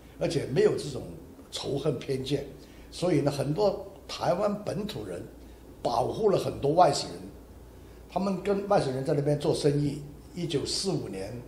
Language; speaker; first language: Chinese; non-native, local second language; Hakka Chinese